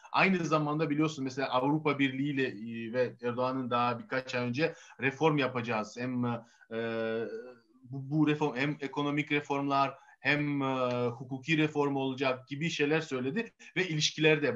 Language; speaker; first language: Turkish; non-native, fluent; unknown